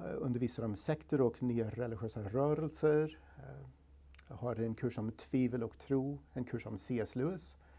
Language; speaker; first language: Swedish; non-native, fluent; English